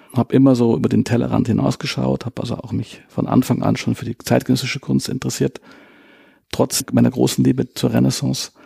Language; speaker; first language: German; native; German